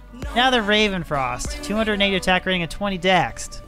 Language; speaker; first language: English; native; English